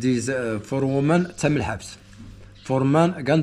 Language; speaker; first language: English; non-native, learner; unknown